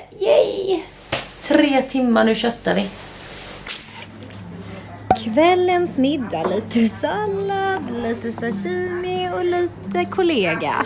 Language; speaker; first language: Swedish; native; Swedish